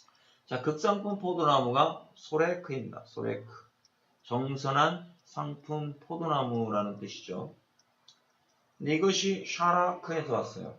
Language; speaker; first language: Korean; native; Korean